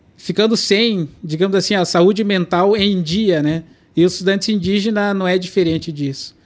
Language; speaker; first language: Portuguese; non-native, local second language; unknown